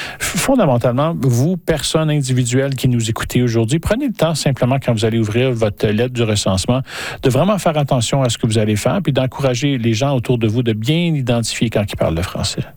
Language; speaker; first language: French; native; French